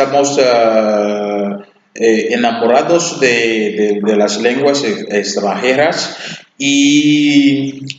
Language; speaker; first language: Spanish; non-native, learner; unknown